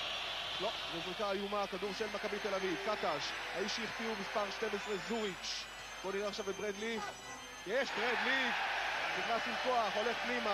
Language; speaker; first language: Hebrew; native; Hebrew